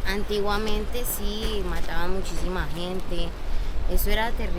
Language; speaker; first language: Spanish; native; Spanish